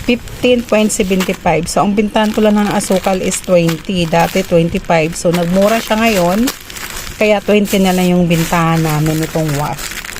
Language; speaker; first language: Filipino; non-native, local second language; Cebuano